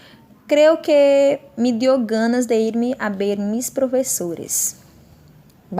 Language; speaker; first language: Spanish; non-native, fluent; Portuguese